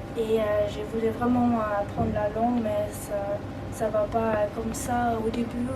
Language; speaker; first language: French; non-native, learner; German